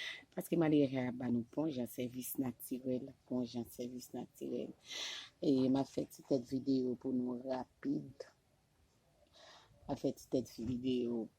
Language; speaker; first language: French; non-native, local second language; Haitian Creole